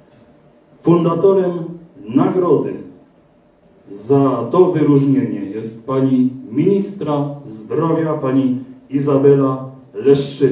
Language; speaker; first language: Polish; native; Polish